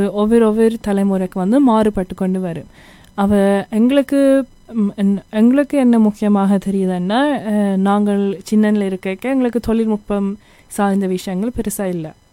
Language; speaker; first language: Tamil; early bilingual, heritage; Tamil